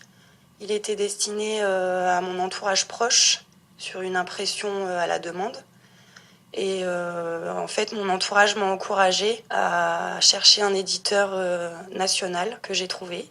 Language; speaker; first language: French; native; French